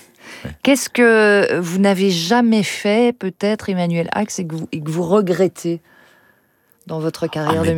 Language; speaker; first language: French; native; French